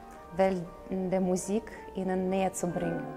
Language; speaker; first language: German; non-native, fluent; Russian